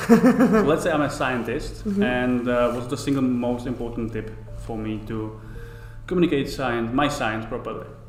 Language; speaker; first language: English; non-native, fluent; Czech